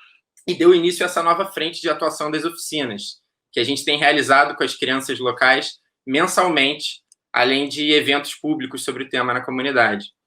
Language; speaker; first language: Portuguese; native; Portuguese